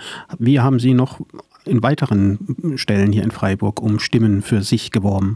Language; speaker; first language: German; native; German